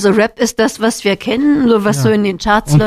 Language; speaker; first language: German; native; German